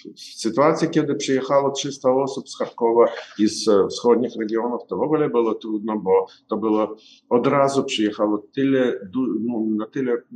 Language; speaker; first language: Polish; non-native, learner; Ukrainian